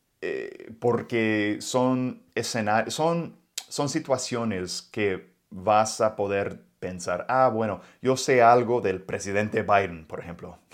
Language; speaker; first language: Spanish; non-native, fluent; English